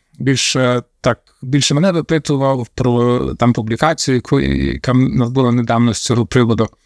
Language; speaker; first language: Ukrainian; native; Ukrainian